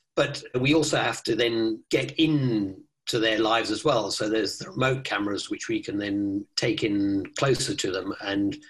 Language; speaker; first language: English; native; English